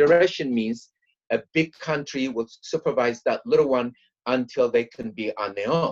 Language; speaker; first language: English; non-native, fluent; Tigrinya